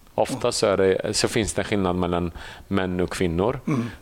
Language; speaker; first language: Swedish; early bilingual, other home language; Assyrian Neo-Aramaic